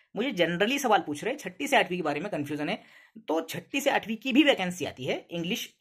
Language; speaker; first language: Hindi; non-native, local second language; Urdu